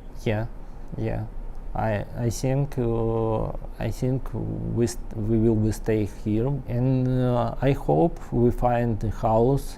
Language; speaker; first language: English; non-native, learner; Ukrainian